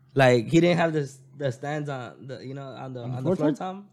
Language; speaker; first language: English; early bilingual, other home language; Spanish